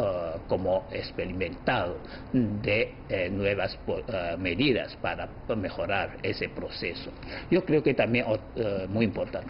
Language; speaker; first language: Spanish; non-native, fluent; Chinese